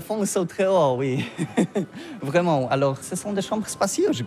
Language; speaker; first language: French; non-native, learner; Polish